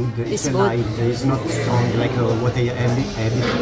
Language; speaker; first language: English; non-native, learner; Italian